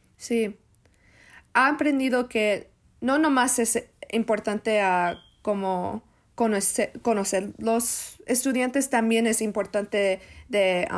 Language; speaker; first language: Spanish; early bilingual, heritage; Spanish